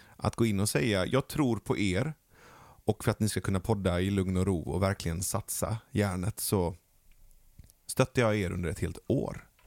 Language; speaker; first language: Swedish; early bilingual, other home language; Persian